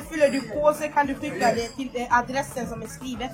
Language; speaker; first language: Swedish; non-native, fluent; Lingala